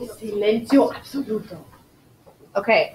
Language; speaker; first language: Spanish; non-native, learner; English